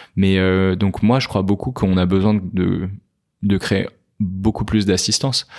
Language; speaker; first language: French; native; French